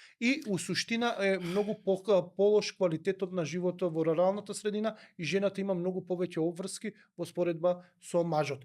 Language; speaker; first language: Macedonian; native; Macedonian